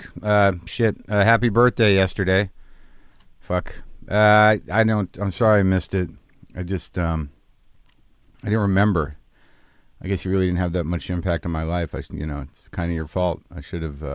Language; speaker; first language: English; native; English